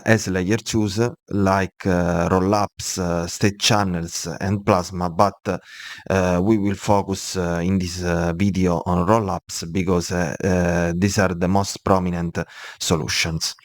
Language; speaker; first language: English; non-native, fluent; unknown